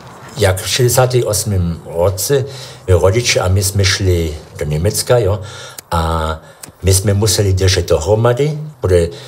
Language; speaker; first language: Czech; early bilingual, other home language; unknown